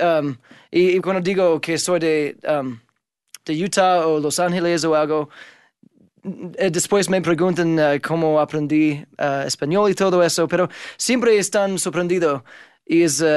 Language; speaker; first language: Spanish; non-native, fluent; English